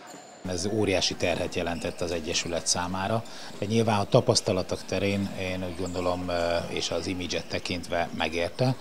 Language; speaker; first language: Hungarian; native; Hungarian